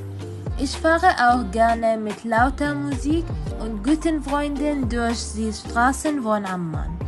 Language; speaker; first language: German; non-native, learner; Arabic